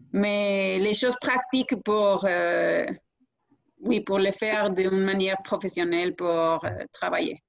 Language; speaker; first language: French; non-native, fluent; Spanish